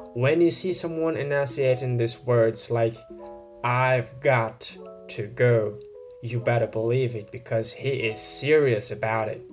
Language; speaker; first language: English; non-native, fluent; Portuguese